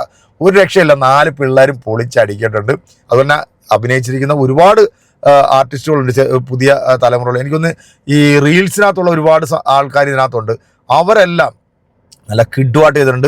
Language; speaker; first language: Malayalam; native; Malayalam